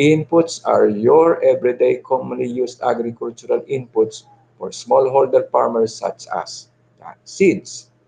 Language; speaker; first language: English; non-native, local second language; Filipino